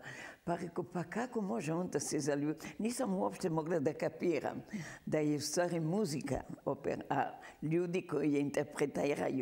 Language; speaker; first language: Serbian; early bilingual, heritage; Serbian